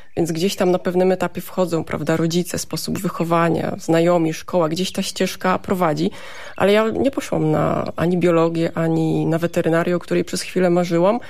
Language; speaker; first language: Polish; native; Polish